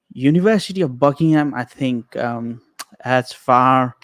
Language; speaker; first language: English; non-native, local second language; Nepali